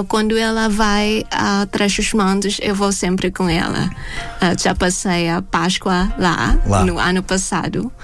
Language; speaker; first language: Portuguese; non-native, fluent; Thai